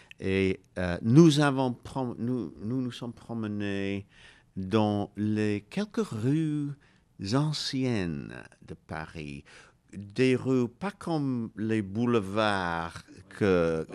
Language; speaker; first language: French; non-native, learner; English